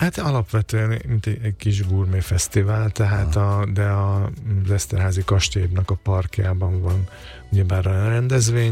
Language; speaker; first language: Hungarian; native; Hungarian